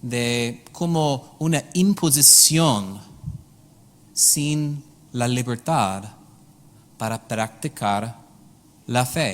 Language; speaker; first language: Spanish; non-native, learner; English